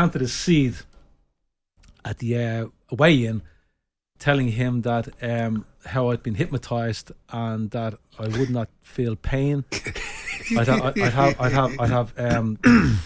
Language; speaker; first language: English; native; English